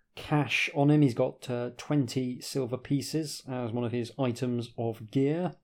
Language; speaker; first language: English; native; English